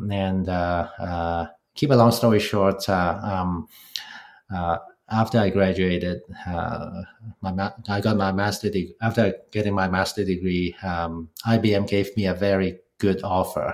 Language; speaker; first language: English; non-native, local second language; Cantonese